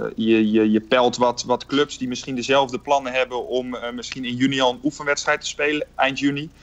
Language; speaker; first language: Dutch; native; Dutch